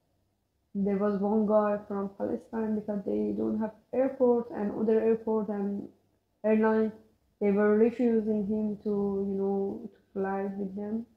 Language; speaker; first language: English; non-native, learner; Persian